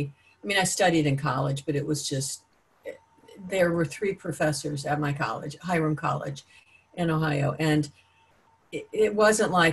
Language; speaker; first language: English; native; English